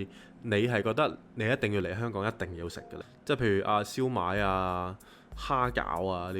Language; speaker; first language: Cantonese; native; Cantonese